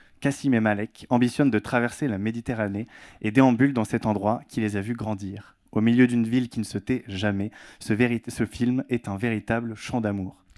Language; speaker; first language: French; native; French